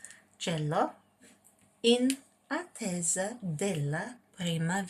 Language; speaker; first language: Italian; non-native, fluent; English